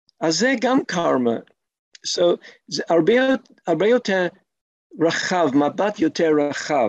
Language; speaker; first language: Hebrew; non-native, fluent; English